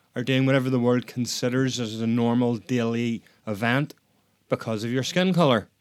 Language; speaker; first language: English; native; English